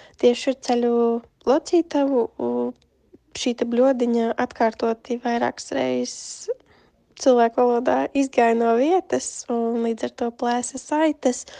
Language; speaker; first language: Latvian; native; Latvian